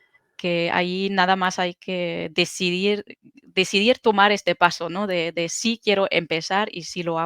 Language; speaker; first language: Spanish; non-native, fluent; German